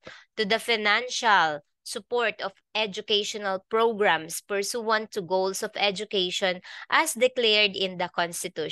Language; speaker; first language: English; non-native, local second language; Filipino